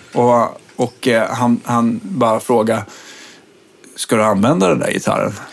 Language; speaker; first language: Swedish; native; Swedish